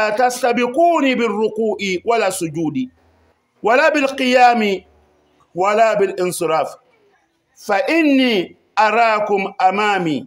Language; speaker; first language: Arabic; non-native, fluent; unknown